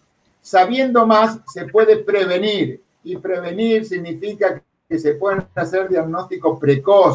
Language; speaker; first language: Spanish; native; Spanish